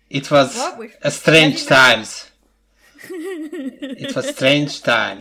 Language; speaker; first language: English; non-native, fluent; Hungarian